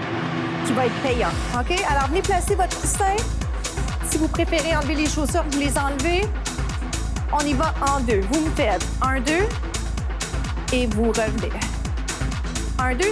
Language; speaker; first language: French; native; French